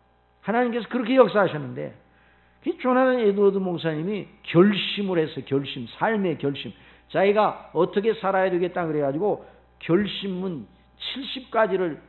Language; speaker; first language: Korean; native; Korean